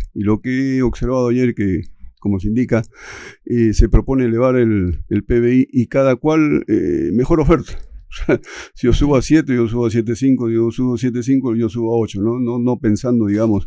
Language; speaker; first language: Spanish; native; Spanish